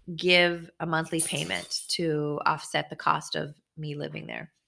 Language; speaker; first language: English; early bilingual, other home language; Hebrew